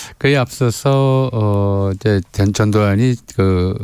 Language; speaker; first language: Korean; native; Korean